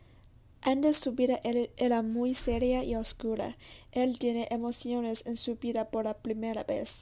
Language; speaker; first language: Spanish; non-native, learner; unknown